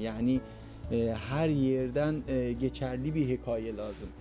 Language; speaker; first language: Turkish; non-native, fluent; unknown